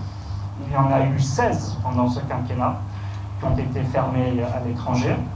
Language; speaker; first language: French; native; French